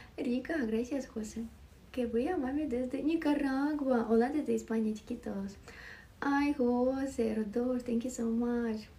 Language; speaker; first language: Spanish; non-native, learner; Russian